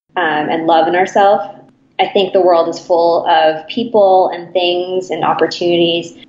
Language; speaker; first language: English; native; English